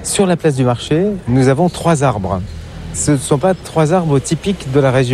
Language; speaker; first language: French; native; French